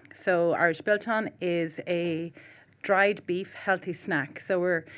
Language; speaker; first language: English; native; English